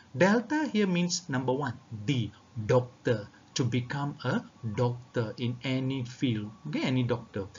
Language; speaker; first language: English; non-native, local second language; Tamil